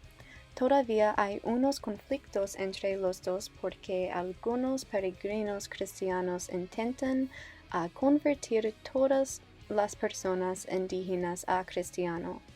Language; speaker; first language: Spanish; non-native, learner; English